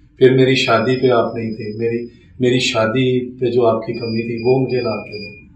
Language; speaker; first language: Urdu; non-native, local second language; Punjabi